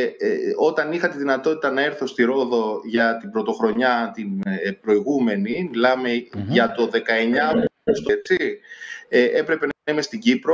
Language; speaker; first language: Greek; native; Greek